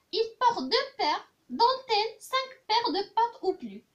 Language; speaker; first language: French; non-native, local second language; Arabic